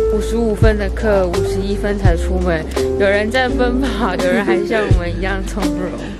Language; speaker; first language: Chinese; native; Chinese